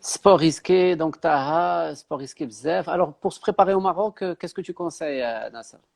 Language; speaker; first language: French; non-native, local second language; Arabic